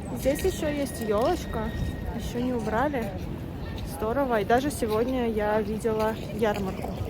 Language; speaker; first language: Russian; native; Russian